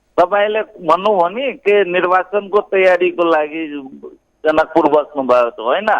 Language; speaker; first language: Nepali; non-native, local second language; Maithili